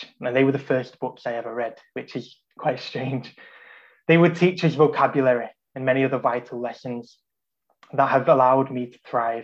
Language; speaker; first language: English; native; English